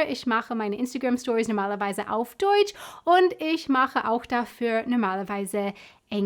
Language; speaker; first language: German; non-native, fluent; English